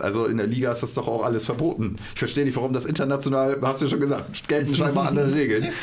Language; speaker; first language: German; native; German